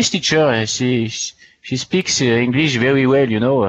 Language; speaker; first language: English; non-native, learner; French